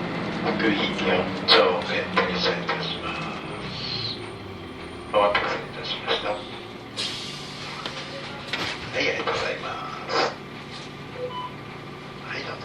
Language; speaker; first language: Japanese; native; Japanese